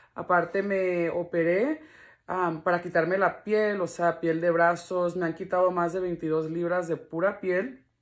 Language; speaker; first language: Spanish; early bilingual, heritage; Spanish